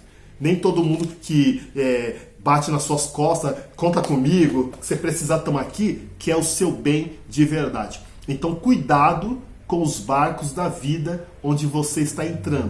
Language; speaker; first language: Portuguese; native; Portuguese